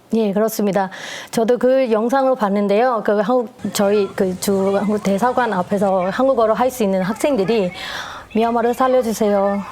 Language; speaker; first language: Korean; non-native, fluent; Burmese